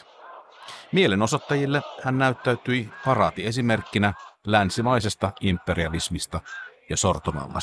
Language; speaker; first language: Finnish; native; Finnish